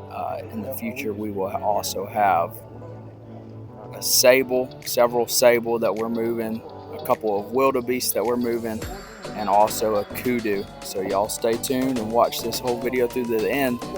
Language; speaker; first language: English; native; English